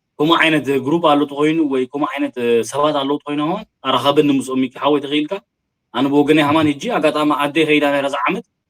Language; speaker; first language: Tigrinya; early bilingual, heritage; Tigrinya